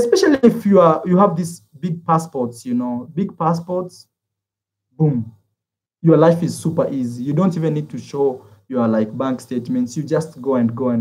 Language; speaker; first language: English; non-native, fluent; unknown